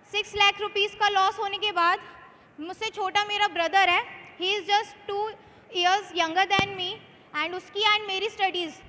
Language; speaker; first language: Hindi; native; Hindi